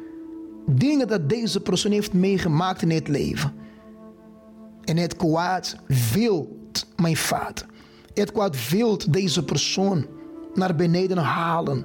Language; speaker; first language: Dutch; non-native, fluent; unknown